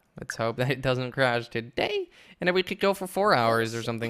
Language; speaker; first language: English; non-native, fluent; Dutch